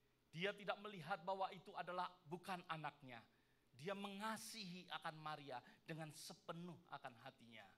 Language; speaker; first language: Indonesian; native; Indonesian